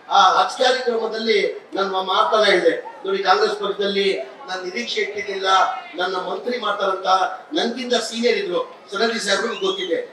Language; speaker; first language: Kannada; non-native, local second language; Urdu